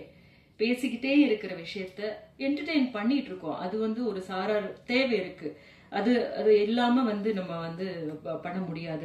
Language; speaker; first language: Tamil; native; Tamil